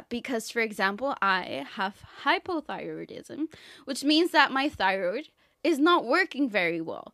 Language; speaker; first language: English; non-native, fluent; Spanish